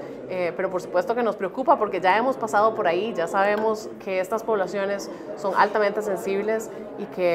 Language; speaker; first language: Spanish; native; Spanish